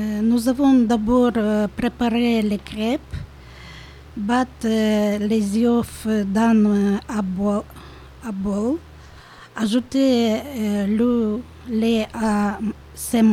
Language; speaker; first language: French; non-native, learner; Ukrainian